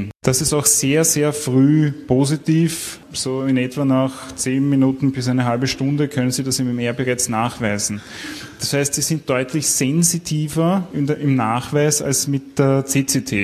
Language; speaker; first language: German; native; German